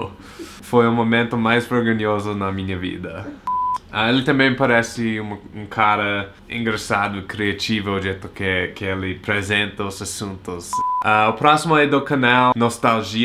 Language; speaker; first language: Portuguese; non-native, learner; English